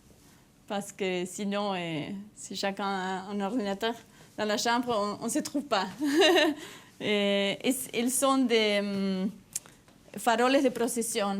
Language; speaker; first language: French; non-native, fluent; Spanish